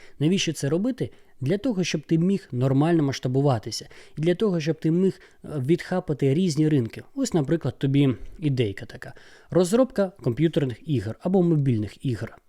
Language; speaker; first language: Ukrainian; non-native, local second language; Russian